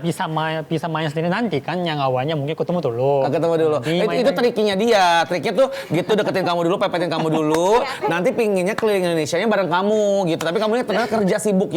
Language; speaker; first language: Indonesian; non-native, fluent; Korean